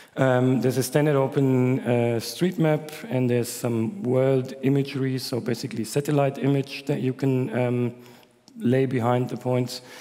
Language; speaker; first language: English; non-native, fluent; German